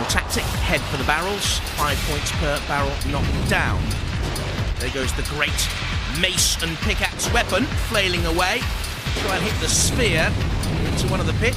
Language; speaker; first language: English; native; English